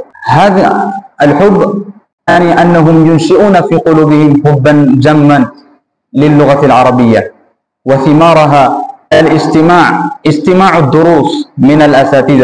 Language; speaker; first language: Arabic; non-native, fluent; Urdu